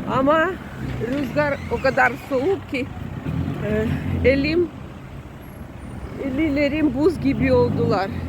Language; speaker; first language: Turkish; non-native, learner; Russian